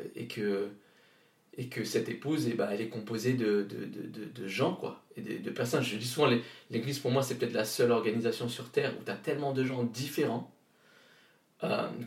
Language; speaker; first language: French; native; French